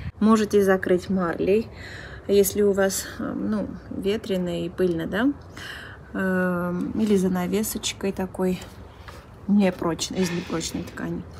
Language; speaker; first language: Russian; non-native, local second language; Armenian